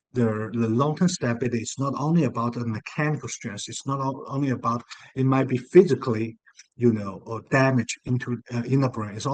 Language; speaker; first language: English; non-native, fluent; Chinese